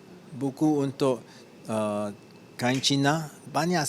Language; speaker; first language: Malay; non-native, learner; English